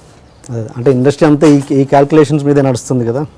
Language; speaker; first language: Telugu; native; Telugu